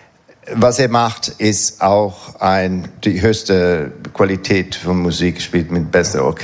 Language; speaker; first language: German; non-native, fluent; Italian